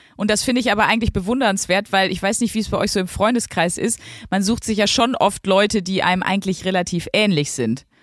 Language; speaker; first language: German; native; German